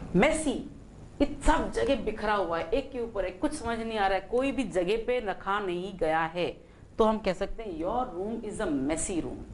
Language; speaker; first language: Hindi; native; Hindi